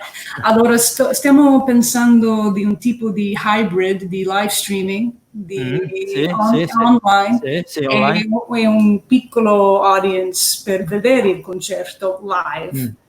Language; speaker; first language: Italian; early bilingual, heritage; English